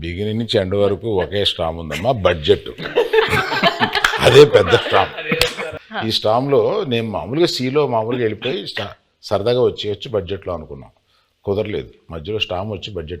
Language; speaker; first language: Telugu; native; Telugu